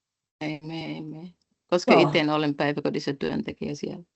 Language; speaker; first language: Finnish; non-native, fluent; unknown